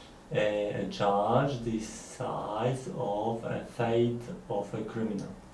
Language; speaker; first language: English; non-native, learner; Polish